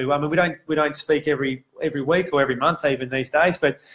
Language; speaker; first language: English; native; English